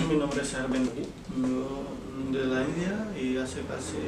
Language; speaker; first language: Spanish; non-native, learner; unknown